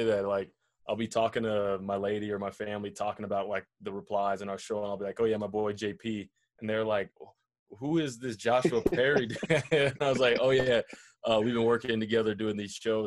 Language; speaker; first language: English; native; English